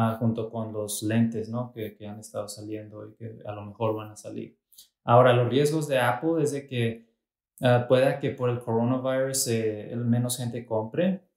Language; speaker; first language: Spanish; early bilingual, heritage; Spanish